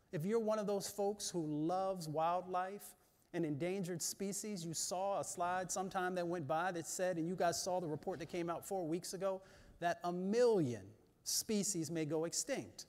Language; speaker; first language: English; native; English